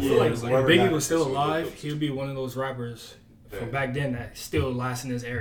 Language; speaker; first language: English; native; English